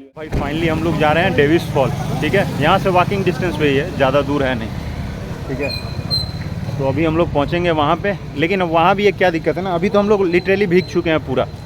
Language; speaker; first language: Hindi; native; Hindi